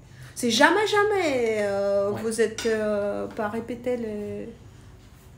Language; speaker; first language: French; non-native, learner; Russian